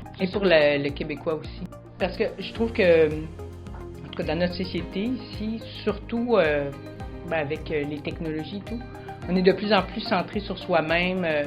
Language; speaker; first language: French; native; French